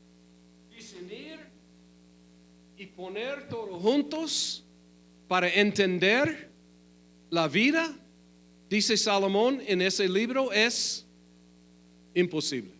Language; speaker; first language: Spanish; non-native, fluent; English